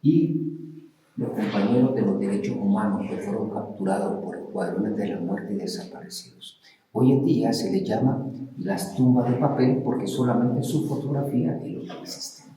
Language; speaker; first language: Spanish; native; Spanish